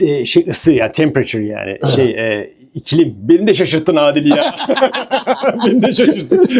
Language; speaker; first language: Turkish; native; Turkish